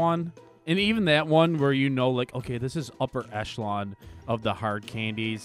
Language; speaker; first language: English; native; English